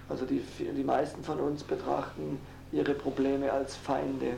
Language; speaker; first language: German; native; German